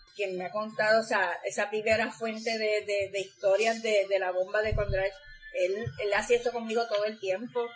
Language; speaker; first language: Spanish; native; Spanish